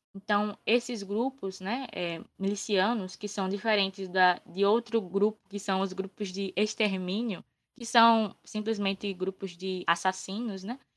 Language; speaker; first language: Portuguese; native; Portuguese